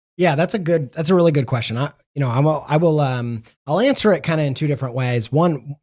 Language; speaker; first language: English; native; English